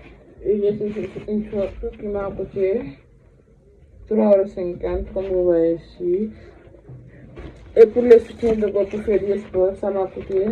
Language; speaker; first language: French; non-native, fluent; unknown